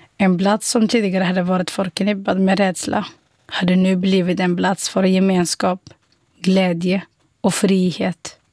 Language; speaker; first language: Swedish; non-native, fluent; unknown